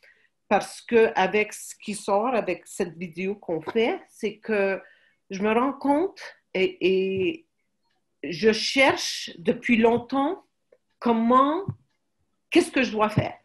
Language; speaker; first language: French; non-native, fluent; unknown